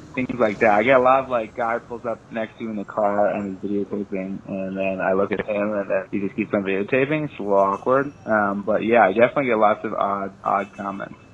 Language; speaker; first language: English; native; English